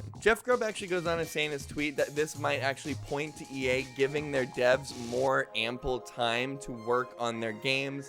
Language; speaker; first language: English; native; English